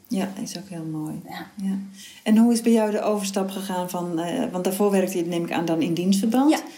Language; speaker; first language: Dutch; native; Dutch